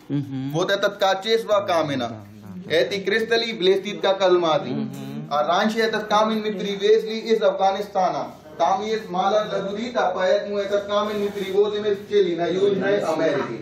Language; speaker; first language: Russian; non-native, learner; Hindi